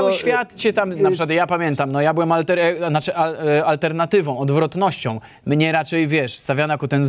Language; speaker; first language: Polish; native; Polish